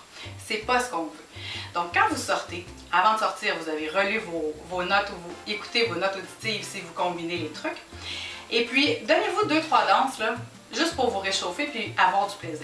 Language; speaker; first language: French; native; French